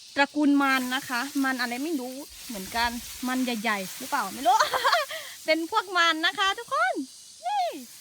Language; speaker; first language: Thai; non-native, local second language; S'gaw Karen